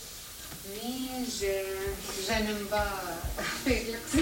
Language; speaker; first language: French; non-native, learner; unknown